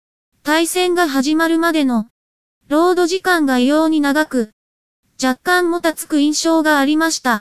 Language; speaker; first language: Japanese; native; Japanese